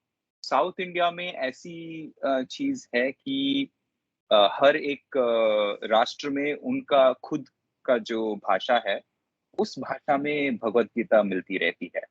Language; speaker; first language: Hindi; non-native, local second language; Telugu